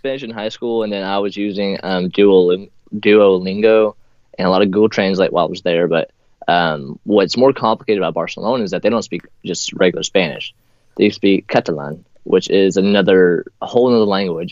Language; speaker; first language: English; native; English